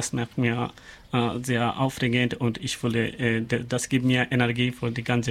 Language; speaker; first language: German; non-native, learner; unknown